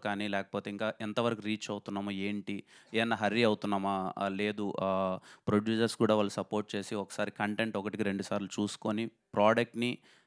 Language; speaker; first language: Telugu; native; Telugu